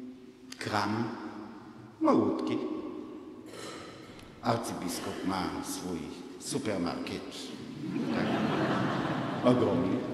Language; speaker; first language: Polish; non-native, fluent; Hebrew